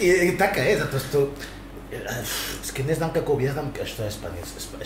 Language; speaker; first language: Macedonian; non-native, learner; Spanish